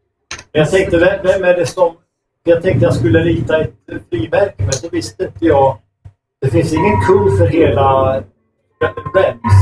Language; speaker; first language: Swedish; native; Swedish